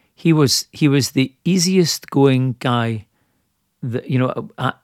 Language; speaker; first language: English; native; English